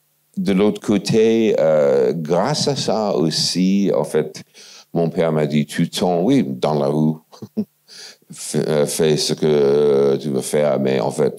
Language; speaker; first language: French; non-native, fluent; English